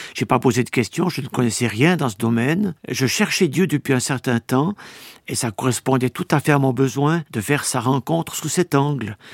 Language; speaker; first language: French; native; French